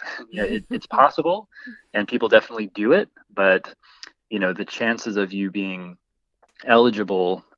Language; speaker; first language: English; native; English